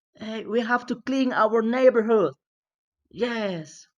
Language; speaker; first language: English; non-native, fluent; Spanish